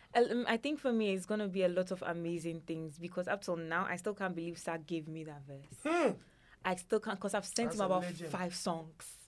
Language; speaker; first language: English; non-native, local second language; Ewe